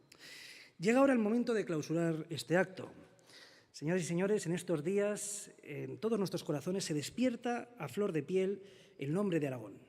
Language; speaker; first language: Spanish; native; Spanish